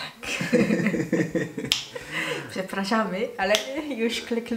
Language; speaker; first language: Polish; non-native, learner; Korean